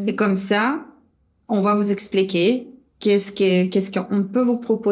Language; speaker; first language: French; non-native, fluent; Russian